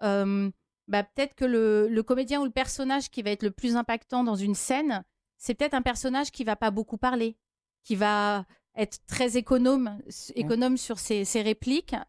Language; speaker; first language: French; native; French